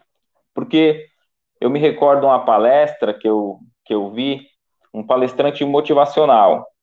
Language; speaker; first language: Portuguese; native; Portuguese